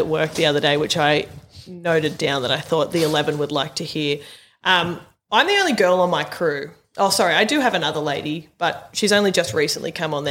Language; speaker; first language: English; native; English